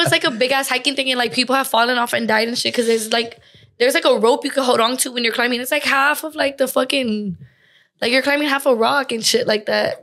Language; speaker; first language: English; native; English